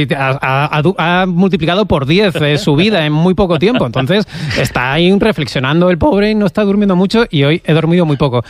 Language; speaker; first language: Spanish; native; Spanish